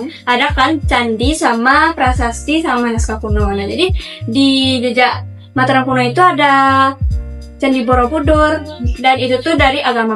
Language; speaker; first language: Indonesian; native; Indonesian